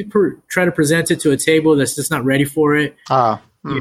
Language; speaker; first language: English; native; English